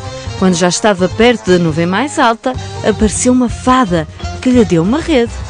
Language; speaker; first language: Portuguese; native; Portuguese